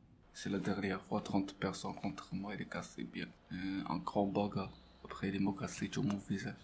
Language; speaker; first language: French; non-native, learner; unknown